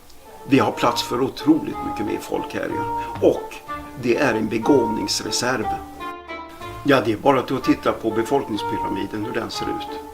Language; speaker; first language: Swedish; native; Swedish